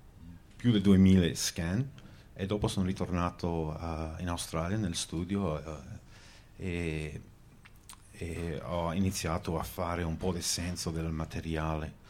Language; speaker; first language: Italian; early bilingual, heritage; Venetian